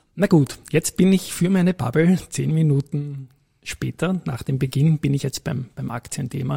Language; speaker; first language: German; native; German